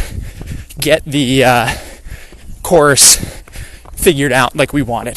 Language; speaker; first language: English; native; English